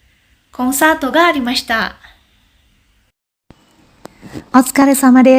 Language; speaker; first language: Japanese; non-native, fluent; Indonesian